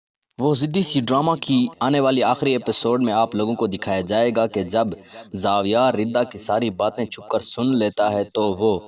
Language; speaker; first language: Urdu; native; Urdu